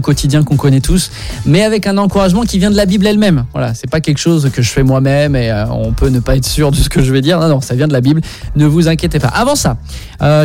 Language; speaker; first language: French; native; French